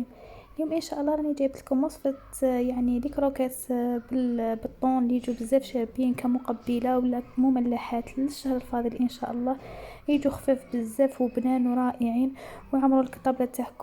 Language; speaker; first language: Arabic; native; Arabic